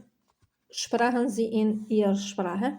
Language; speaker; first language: German; non-native, fluent; Albanian